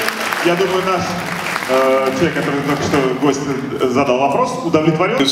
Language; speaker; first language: Russian; native; Russian